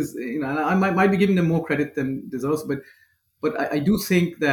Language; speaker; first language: English; non-native, local second language; Hindi